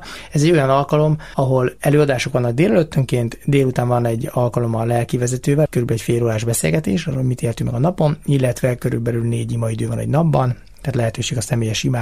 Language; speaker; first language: Hungarian; native; Hungarian